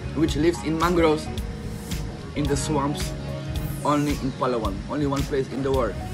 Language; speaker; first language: English; non-native, fluent; Polish